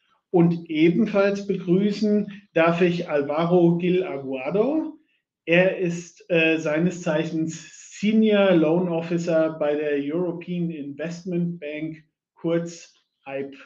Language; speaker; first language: German; native; German